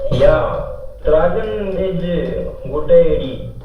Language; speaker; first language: German; non-native, learner; Hindi